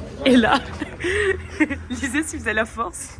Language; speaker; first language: French; native; French